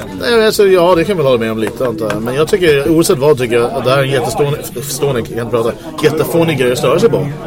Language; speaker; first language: Swedish; non-native, fluent; English